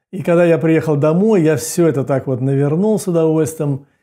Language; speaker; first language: Russian; native; Russian